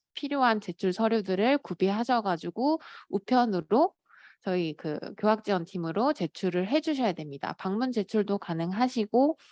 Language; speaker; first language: Korean; native; Korean